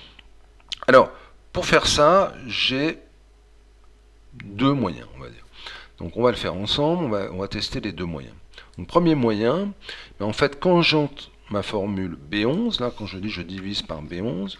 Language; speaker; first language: French; native; French